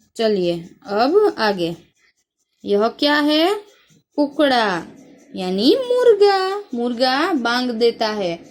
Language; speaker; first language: Hindi; non-native, local second language; Gujarati